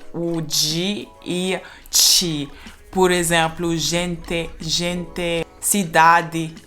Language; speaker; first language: Portuguese; non-native, fluent; Spanish